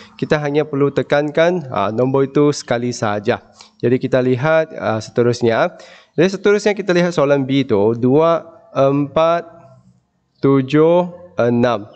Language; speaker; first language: Malay; non-native, local second language; Chinese